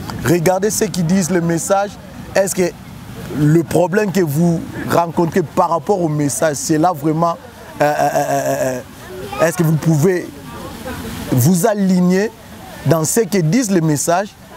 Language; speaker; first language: French; non-native, local second language; Lingala